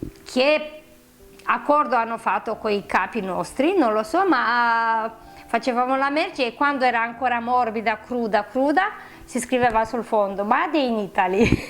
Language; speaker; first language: Italian; non-native, fluent; Romanian